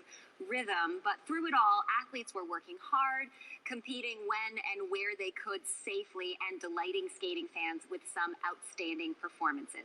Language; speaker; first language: English; native; English